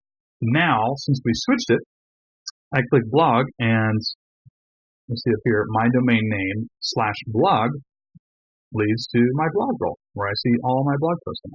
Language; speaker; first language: English; native; English